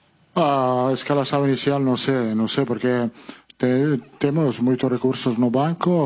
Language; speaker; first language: Portuguese; non-native, fluent; Italian